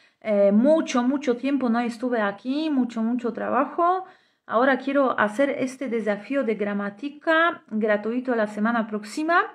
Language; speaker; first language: Spanish; non-native, fluent; Polish